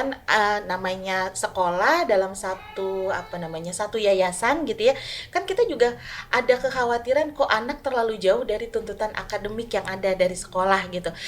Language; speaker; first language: Indonesian; non-native, local second language; Sundanese